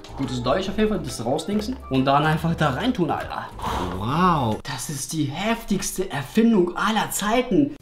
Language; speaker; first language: German; early bilingual, other home language; Russian